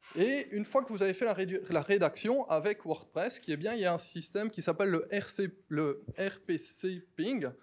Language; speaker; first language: French; native; French